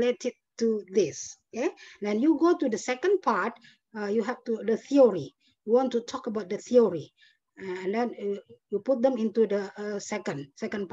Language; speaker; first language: English; non-native, fluent; Indonesian